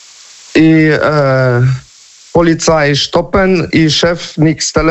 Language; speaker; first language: German; non-native, learner; Polish